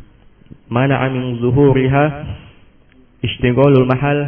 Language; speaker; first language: Arabic; non-native, learner; Indonesian